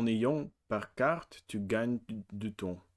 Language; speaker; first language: French; non-native, learner; Russian